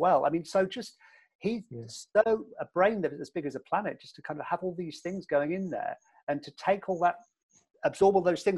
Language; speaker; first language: English; native; English